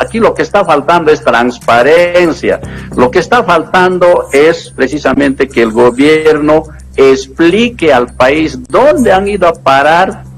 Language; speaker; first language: Spanish; native; Spanish